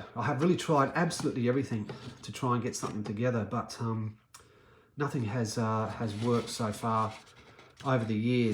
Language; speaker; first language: English; native; English